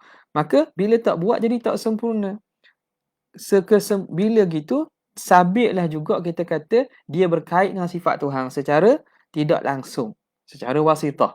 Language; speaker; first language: Malay; native; Malay